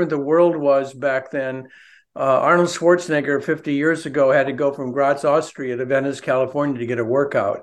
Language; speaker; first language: English; native; English